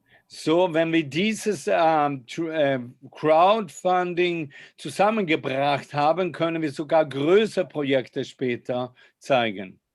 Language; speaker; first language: German; non-native, fluent; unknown